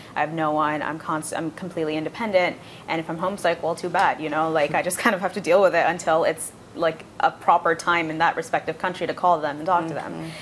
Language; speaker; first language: English; non-native, local second language; Bangla